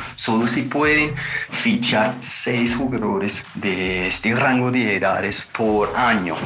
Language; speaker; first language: Spanish; non-native, fluent; English